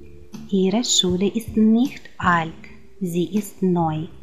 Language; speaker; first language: German; non-native, fluent; Ukrainian